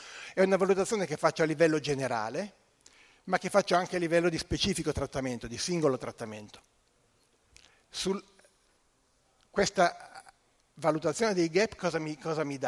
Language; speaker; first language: Italian; native; Italian